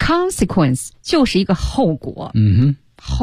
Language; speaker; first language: Chinese; native; Chinese